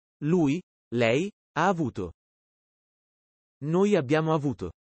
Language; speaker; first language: Italian; non-native, fluent; Russian